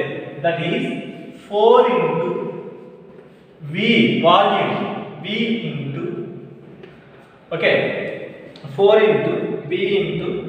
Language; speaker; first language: English; non-native, local second language; Telugu